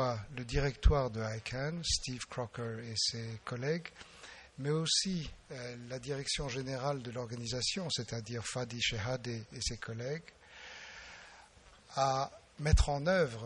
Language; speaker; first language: French; native; French